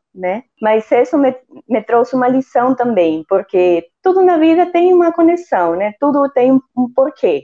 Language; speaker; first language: Portuguese; non-native, fluent; Spanish